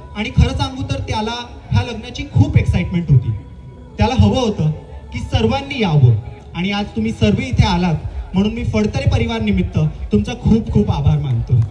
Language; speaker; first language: Marathi; non-native, local second language; Gujarati